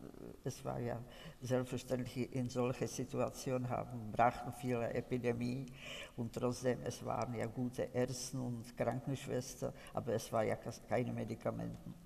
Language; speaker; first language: German; non-native, fluent; Czech